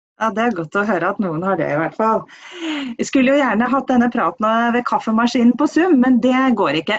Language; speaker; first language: Norwegian; native; Norwegian